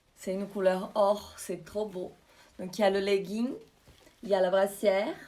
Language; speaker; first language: French; non-native, fluent; Portuguese